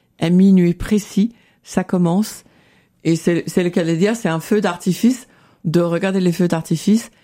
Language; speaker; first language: French; non-native, fluent; Danish